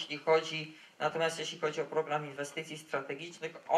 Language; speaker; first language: Polish; native; Polish